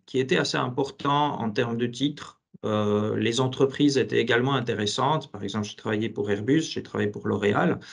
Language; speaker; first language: French; non-native, fluent; Georgian